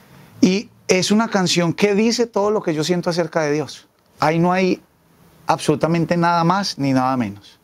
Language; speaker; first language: Spanish; native; Spanish